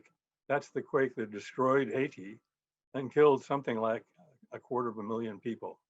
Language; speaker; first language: English; native; English